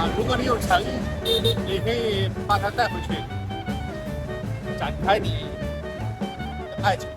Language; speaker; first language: Chinese; native; Chinese